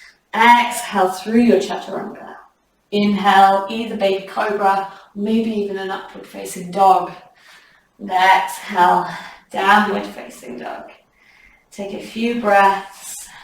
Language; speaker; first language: English; native; English